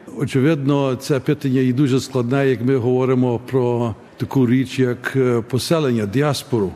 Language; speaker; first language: Ukrainian; early bilingual, heritage; Ukrainian